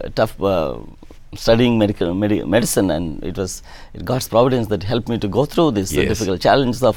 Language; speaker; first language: English; non-native, local second language; Telugu